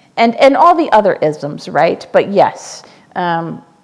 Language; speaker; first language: English; native; English